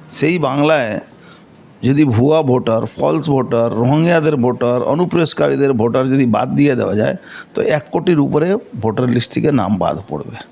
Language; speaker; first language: Bangla; non-native, local second language; Hindi